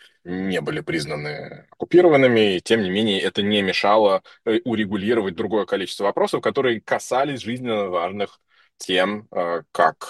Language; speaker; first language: Russian; native; Russian